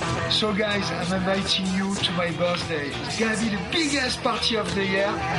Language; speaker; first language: English; non-native, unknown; French